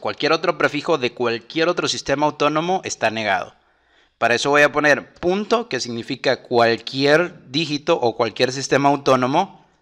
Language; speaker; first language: Spanish; native; Spanish